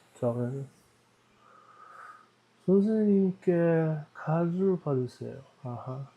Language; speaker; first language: Korean; non-native, learner; Dutch